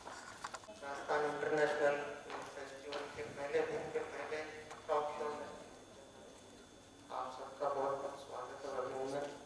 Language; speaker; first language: Hindi; native; Hindi